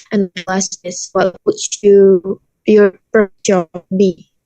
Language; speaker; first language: English; non-native, learner; Indonesian